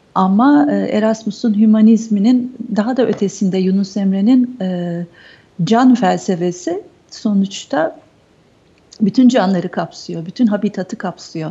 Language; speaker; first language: Turkish; native; Turkish